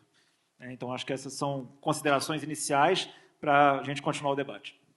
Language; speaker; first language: Portuguese; native; Portuguese